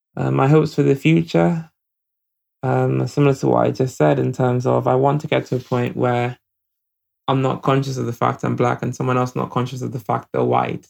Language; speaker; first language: English; non-native, local second language; Yoruba